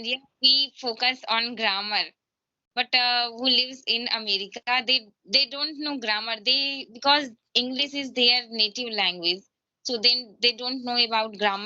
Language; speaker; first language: English; non-native, learner; Hindi